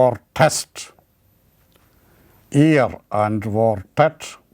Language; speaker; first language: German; non-native, learner; Malayalam